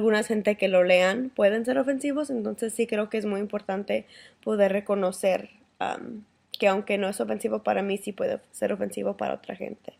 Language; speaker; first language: Spanish; early bilingual, heritage; Spanish